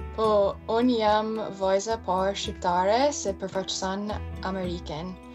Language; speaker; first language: Albanian; early bilingual, heritage; Albanian